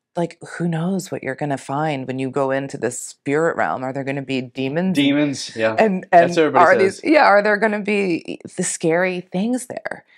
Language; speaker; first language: English; native; English